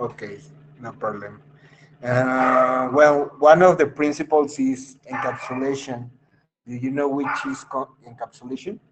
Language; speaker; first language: English; non-native, fluent; Spanish